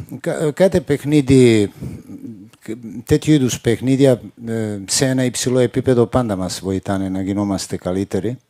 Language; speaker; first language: Greek; non-native, fluent; Serbian